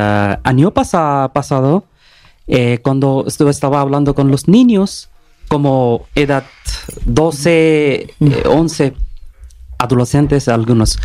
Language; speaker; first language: Spanish; non-native, learner; Bangla